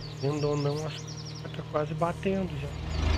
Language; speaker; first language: Portuguese; native; Portuguese